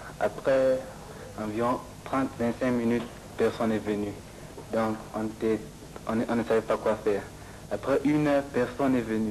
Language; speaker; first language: French; non-native, fluent; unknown